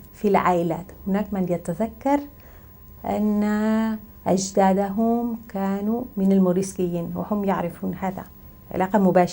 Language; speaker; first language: Arabic; non-native, fluent; Spanish